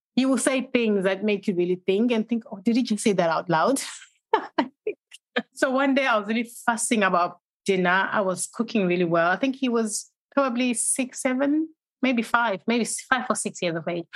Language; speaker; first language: English; non-native, local second language; Shona